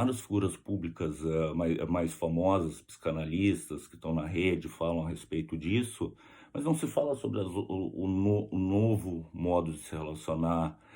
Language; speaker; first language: Portuguese; native; Portuguese